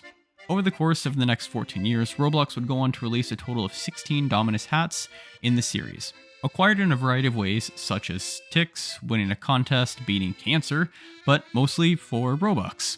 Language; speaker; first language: English; native; English